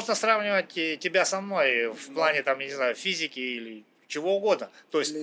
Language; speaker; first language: Russian; native; Russian